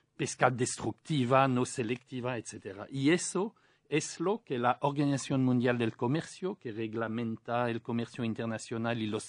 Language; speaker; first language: Spanish; non-native, fluent; French